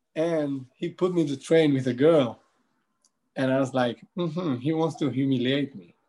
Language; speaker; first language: English; non-native, fluent; Albanian